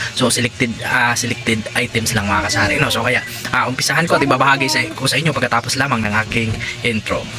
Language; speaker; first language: Filipino; non-native, local second language; Cebuano